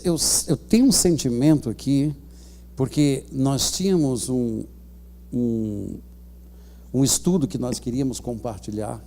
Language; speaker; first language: Portuguese; native; Portuguese